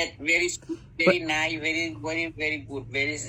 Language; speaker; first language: English; non-native, learner; Fang